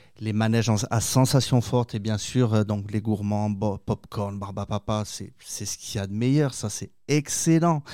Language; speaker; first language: French; native; French